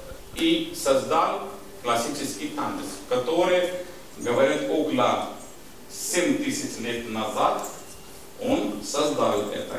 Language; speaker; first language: Russian; non-native, learner; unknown